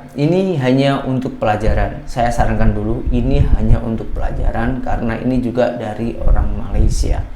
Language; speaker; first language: Indonesian; native; Indonesian